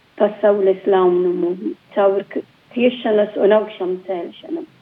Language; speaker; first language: Latvian; non-native, fluent; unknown